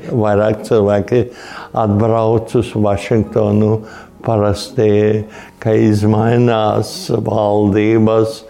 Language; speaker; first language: Latvian; native; Latvian